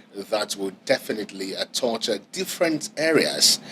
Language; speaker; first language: English; non-native, local second language; Yoruba